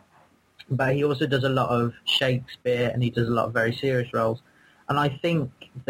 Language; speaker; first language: English; native; English